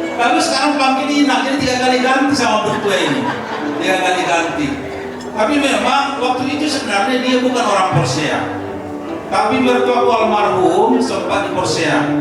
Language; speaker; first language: Indonesian; non-native, local second language; Batak Toba